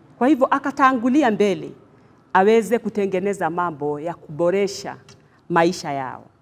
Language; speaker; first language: Swahili; non-native, local second language; Kikuyu